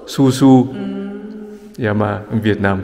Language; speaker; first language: Spanish; non-native, learner; Vietnamese